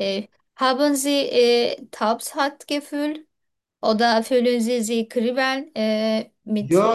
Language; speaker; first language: German; non-native, learner; Turkish